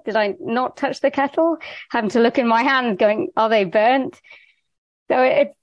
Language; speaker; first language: English; native; English